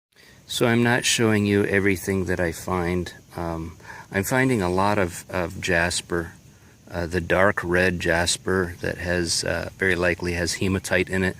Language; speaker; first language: English; native; English